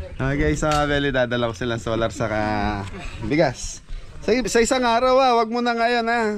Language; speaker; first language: Filipino; non-native, local second language; Pampanga